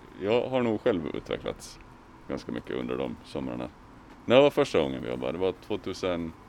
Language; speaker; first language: Swedish; native; Swedish